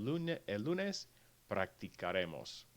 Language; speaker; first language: Spanish; non-native, fluent; English